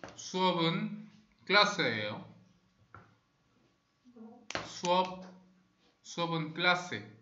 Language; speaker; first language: Korean; non-native, fluent; Spanish